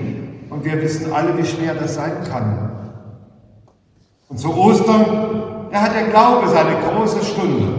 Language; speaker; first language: German; native; German